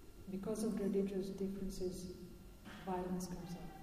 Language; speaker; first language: English; non-native, fluent; Italian